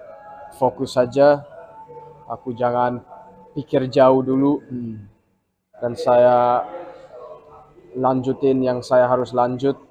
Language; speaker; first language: Indonesian; early bilingual, heritage; English